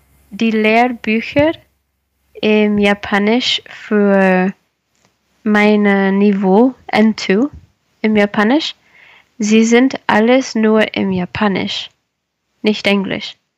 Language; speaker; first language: German; non-native, learner; Spanish